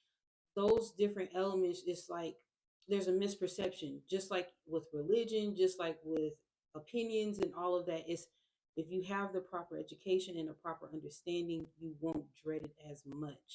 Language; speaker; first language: English; native; English